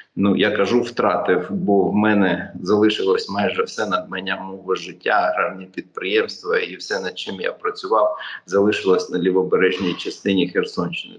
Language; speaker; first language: Ukrainian; native; Ukrainian